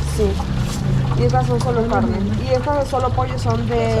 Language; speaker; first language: Spanish; native; Spanish